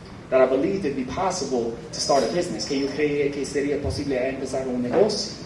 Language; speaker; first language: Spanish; non-native, fluent; English